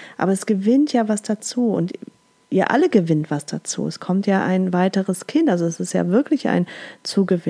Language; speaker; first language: German; native; German